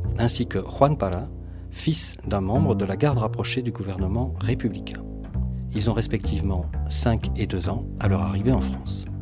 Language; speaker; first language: French; native; French